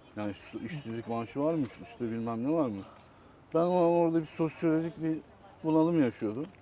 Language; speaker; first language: Turkish; native; Turkish